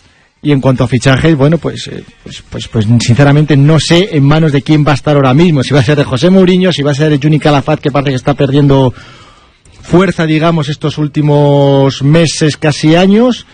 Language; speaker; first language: Spanish; native; Spanish